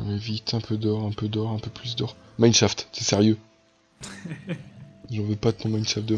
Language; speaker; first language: French; native; French